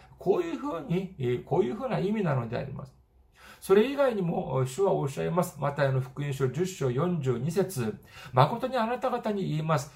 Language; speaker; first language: Japanese; non-native, fluent; Korean